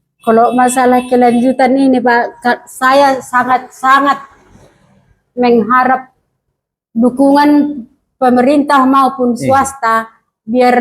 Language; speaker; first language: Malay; non-native, local second language; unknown